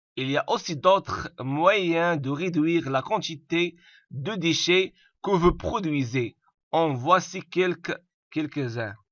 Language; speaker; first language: French; non-native, local second language; Arabic